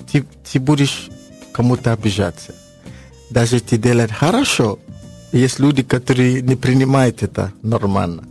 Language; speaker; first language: Russian; non-native, learner; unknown